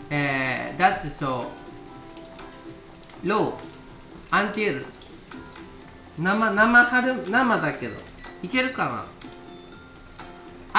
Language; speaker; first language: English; non-native, learner; Japanese